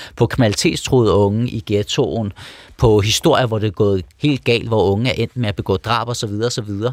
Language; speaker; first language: Danish; early bilingual, other home language; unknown